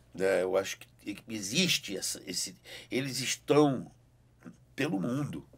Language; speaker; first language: Portuguese; early bilingual, heritage; Portuguese